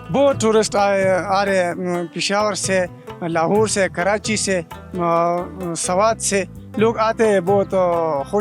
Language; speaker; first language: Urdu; non-native, local second language; Pashto